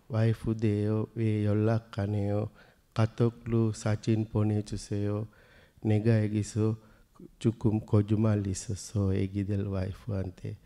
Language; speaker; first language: Korean; non-native, learner; Sinhala